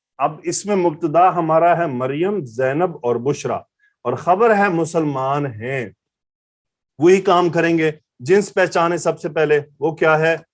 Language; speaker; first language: Urdu; native; Urdu